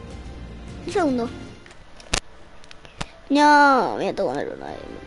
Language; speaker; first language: Spanish; native; Spanish